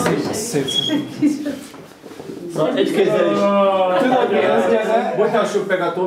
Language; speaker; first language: Hungarian; native; Hungarian